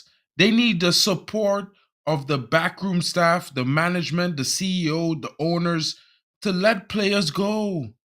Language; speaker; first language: English; native; English